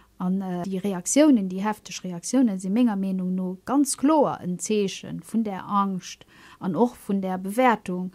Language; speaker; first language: Luxembourgish; early bilingual, other home language; Kabuverdianu